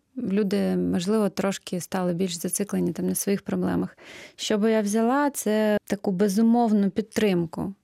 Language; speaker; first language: Ukrainian; native; Ukrainian